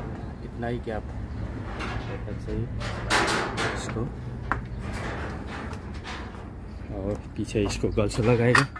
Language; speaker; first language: Hindi; non-native, learner; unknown